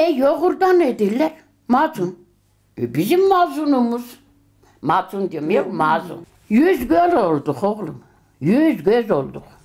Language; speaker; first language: Turkish; early bilingual, heritage; Turkish